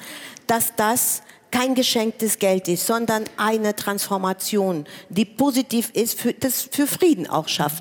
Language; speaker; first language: German; non-native, fluent; Spanish